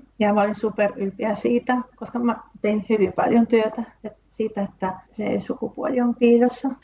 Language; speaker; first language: Finnish; non-native, fluent; Spanish